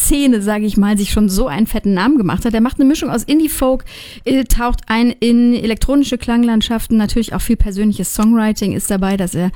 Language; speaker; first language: German; native; German